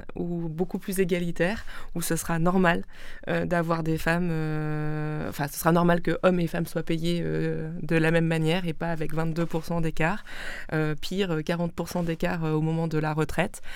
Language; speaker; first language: French; non-native, local second language; Swiss German